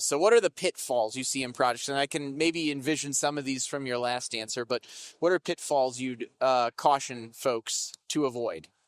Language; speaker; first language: English; native; English